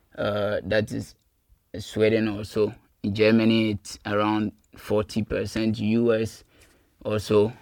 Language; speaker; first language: English; non-native, local second language; Akan